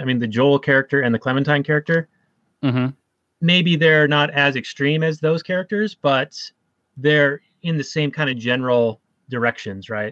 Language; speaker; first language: English; native; English